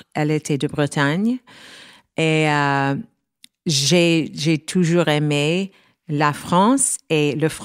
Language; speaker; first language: French; non-native, fluent; English